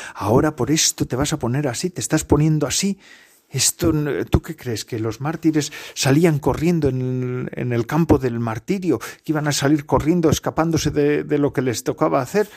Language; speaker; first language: Spanish; native; Spanish